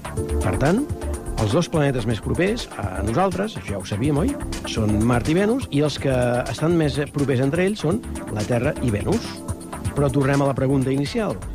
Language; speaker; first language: Catalan; native; Catalan